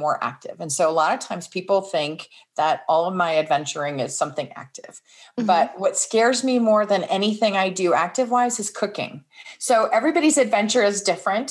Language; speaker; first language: English; native; English